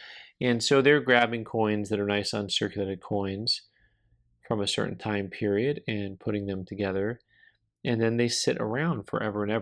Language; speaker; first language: English; native; English